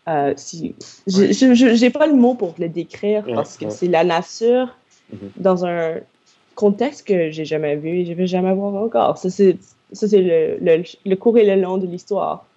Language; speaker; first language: French; non-native, local second language; English